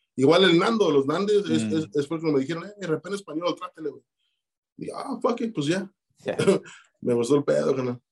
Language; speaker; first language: Spanish; early bilingual, heritage; Spanish